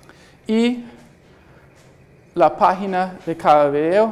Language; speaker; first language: Spanish; non-native, fluent; English